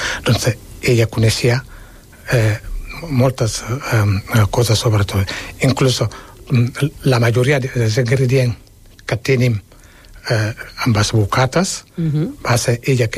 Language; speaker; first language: Catalan; non-native, fluent; Wolof